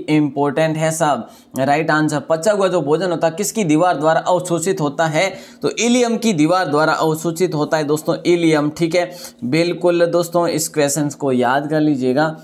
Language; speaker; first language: Hindi; native; Hindi